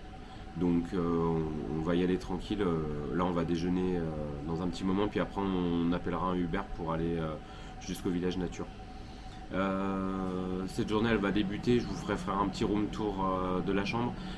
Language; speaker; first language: French; native; French